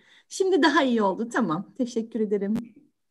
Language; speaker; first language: Turkish; native; Turkish